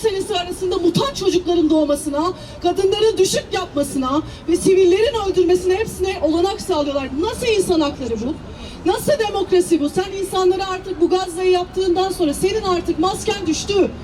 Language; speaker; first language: Turkish; native; Turkish